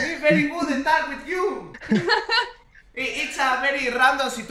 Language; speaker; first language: English; non-native, learner; Spanish